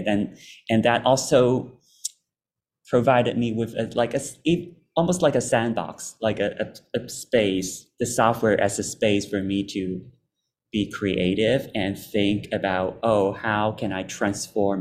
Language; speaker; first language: English; non-native, local second language; Cantonese